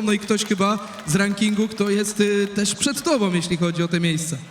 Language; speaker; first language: Polish; native; Polish